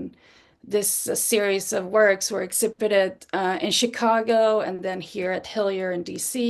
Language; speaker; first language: English; non-native, fluent; Swedish